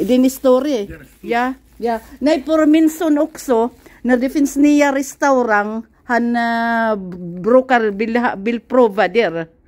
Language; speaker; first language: Swedish; non-native, learner; Filipino